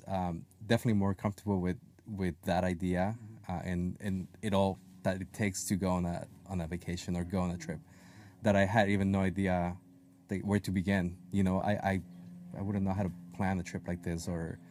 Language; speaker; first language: English; non-native, fluent; Spanish